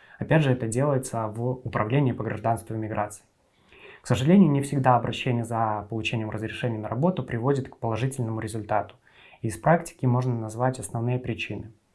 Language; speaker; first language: Russian; native; Russian